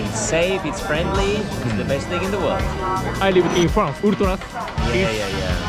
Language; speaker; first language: English; non-native, fluent; Slovak